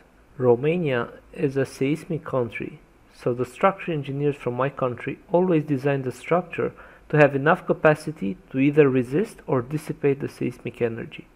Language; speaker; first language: English; non-native, fluent; Romanian